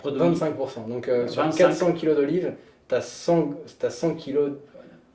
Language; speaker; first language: French; native; French